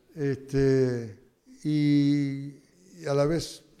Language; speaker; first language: Spanish; native; Spanish